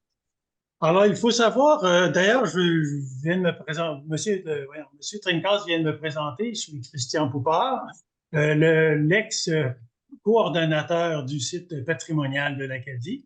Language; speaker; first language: French; native; French